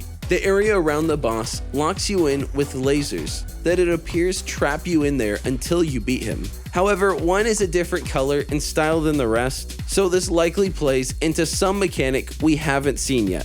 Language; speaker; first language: English; native; English